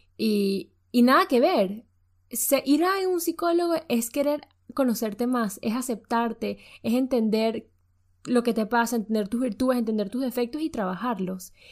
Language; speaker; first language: Spanish; native; Spanish